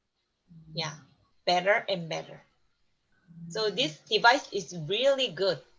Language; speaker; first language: English; non-native, learner; Korean